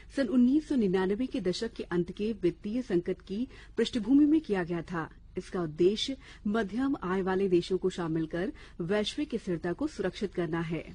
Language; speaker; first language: Hindi; native; Hindi